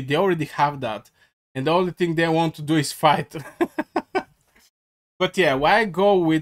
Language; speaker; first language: English; non-native, fluent; Bulgarian